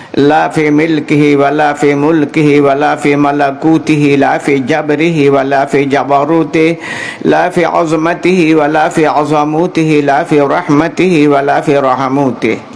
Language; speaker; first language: Arabic; non-native, fluent; Bangla